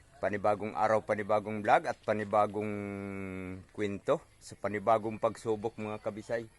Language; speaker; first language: Filipino; non-native, local second language; Cebuano